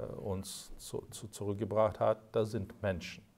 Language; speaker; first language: German; non-native, fluent; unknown